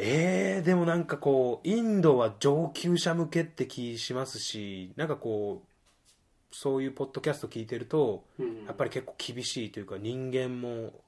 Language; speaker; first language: Japanese; native; Japanese